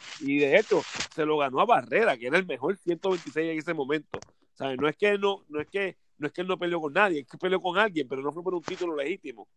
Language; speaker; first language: Spanish; native; Spanish